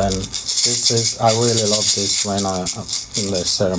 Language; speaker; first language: English; non-native, fluent; Malagasy